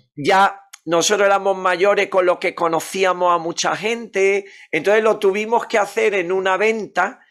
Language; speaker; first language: Spanish; native; Spanish